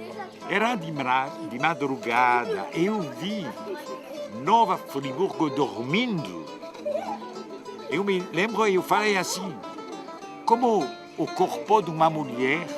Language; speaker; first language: Portuguese; non-native, fluent; French